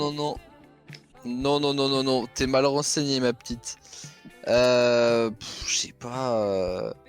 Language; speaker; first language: French; native; French